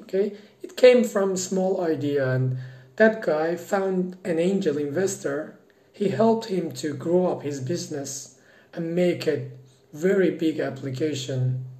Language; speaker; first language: English; non-native, fluent; Persian